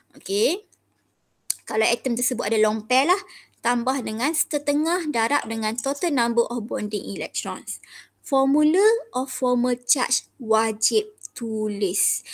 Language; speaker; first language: Malay; native; Malay